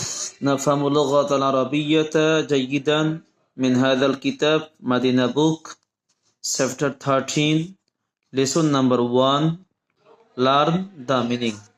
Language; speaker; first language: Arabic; non-native, fluent; Bangla